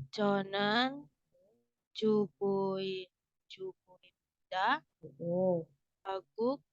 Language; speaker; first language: Korean; non-native, learner; Indonesian